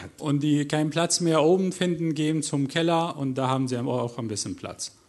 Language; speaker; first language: German; non-native, fluent; Arabic